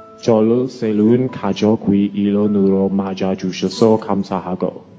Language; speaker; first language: Korean; non-native, learner; English